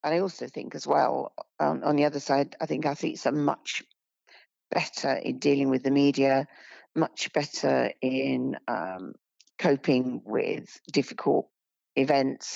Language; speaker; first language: English; native; English